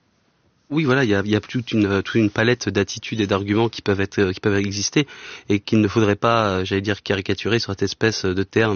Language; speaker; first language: French; native; French